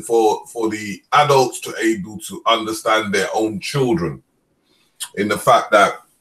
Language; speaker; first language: English; native; English